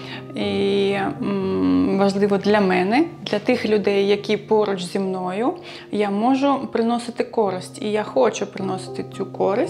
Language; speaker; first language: Ukrainian; non-native, local second language; Russian